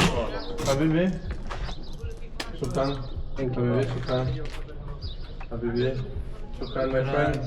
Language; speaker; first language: English; non-native, learner; French